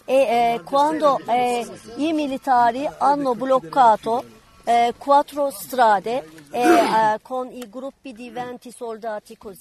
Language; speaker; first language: Italian; non-native, learner; Kurdish